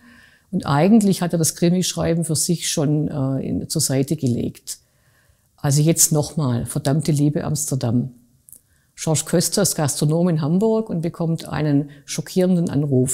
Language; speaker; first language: German; native; German